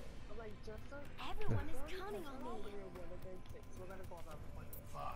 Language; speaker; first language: English; native; English